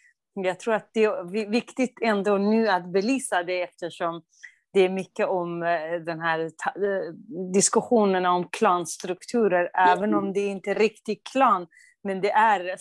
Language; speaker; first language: Swedish; non-native, fluent; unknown